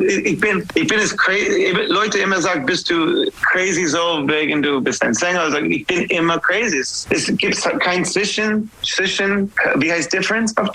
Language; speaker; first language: German; non-native, learner; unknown